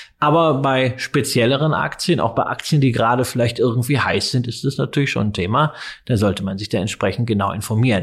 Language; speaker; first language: German; native; German